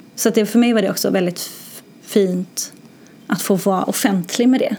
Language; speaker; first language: Swedish; early bilingual, other home language; Arabic